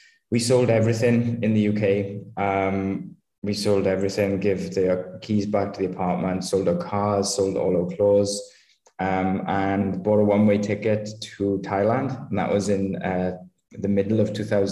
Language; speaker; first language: English; native; English